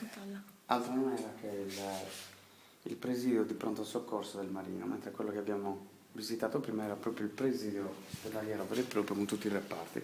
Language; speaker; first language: Italian; native; Italian